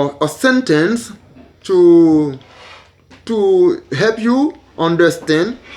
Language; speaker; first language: English; non-native, learner; Haitian Creole